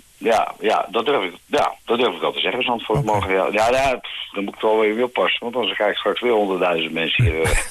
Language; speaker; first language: Dutch; native; Dutch